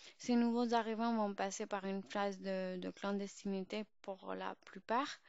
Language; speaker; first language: French; early bilingual, other home language; Urdu